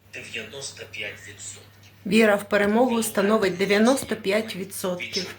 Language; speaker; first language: Ukrainian; non-native, local second language; Russian